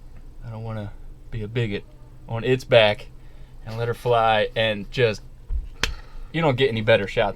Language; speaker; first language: English; native; English